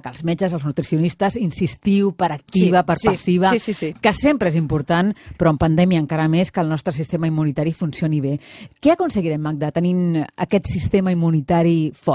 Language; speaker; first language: Catalan; native; Catalan